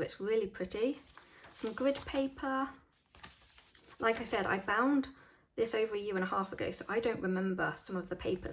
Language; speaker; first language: English; native; English